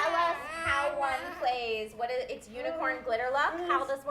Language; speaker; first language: English; native; English